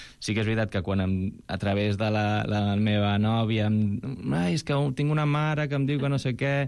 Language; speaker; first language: Catalan; non-native, local second language; Spanish